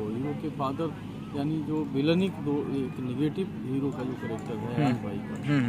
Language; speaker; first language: Hindi; native; Hindi